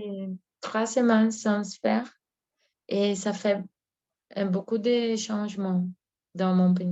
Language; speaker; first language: French; non-native, learner; Portuguese